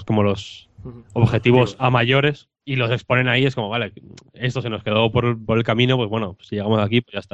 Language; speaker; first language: Spanish; native; Spanish